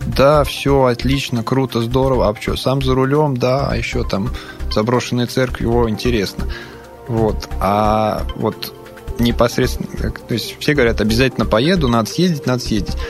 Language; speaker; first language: Russian; non-native, fluent; Serbian